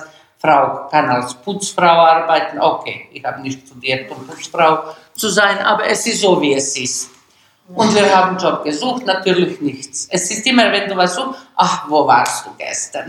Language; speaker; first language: German; non-native, learner; Bosnian